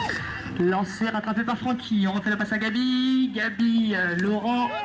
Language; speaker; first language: French; native; French